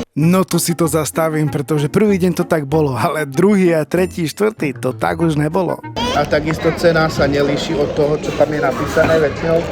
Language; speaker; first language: Slovak; non-native, local second language; Hungarian